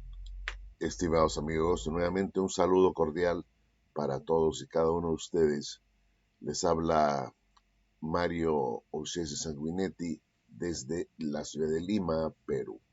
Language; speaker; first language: Spanish; native; Spanish